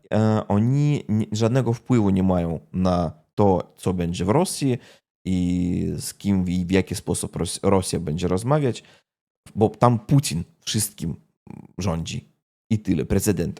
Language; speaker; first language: Polish; non-native, fluent; Russian